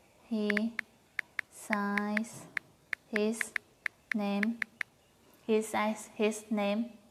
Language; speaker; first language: English; non-native, learner; Vietnamese